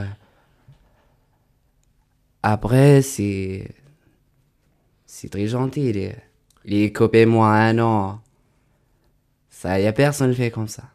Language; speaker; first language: French; non-native, learner; Arabic